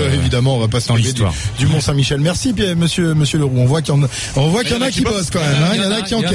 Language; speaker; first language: French; native; French